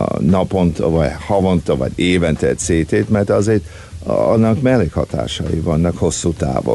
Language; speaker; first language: Hungarian; early bilingual, heritage; Hungarian